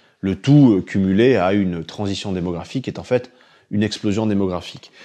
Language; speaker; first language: French; native; French